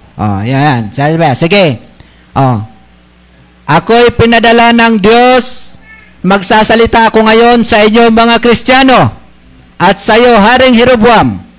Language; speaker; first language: Filipino; non-native, local second language; Bikol